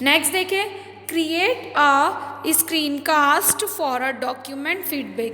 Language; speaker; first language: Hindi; native; Hindi